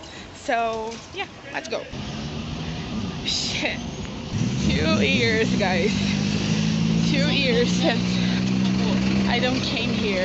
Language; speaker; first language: English; non-native, learner; Portuguese